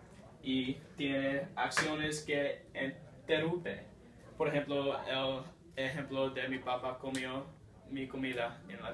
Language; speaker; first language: Spanish; non-native, learner; English